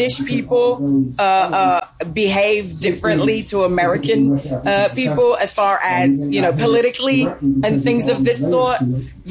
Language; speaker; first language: English; native; English